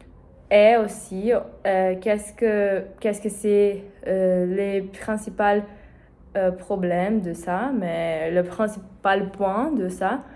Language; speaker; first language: French; non-native, learner; Portuguese